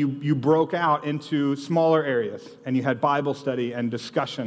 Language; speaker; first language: English; native; English